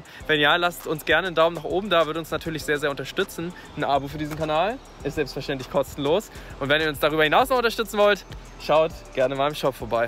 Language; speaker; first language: German; native; German